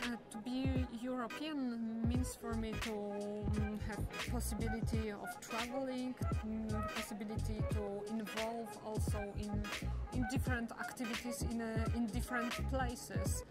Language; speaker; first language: English; non-native, fluent; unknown